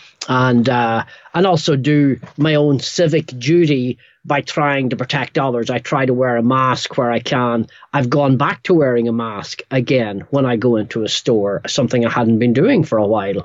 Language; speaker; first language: English; native; English